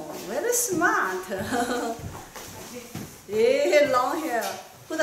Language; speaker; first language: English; non-native, learner; Chinese